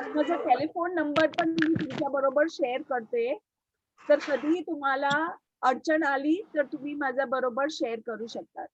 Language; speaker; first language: Marathi; non-native, local second language; Hindi